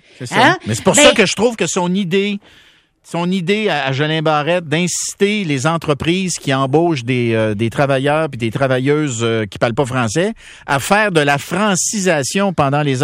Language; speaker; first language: French; native; French